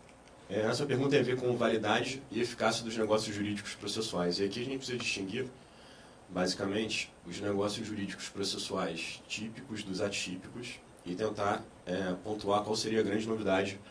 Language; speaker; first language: Portuguese; native; Portuguese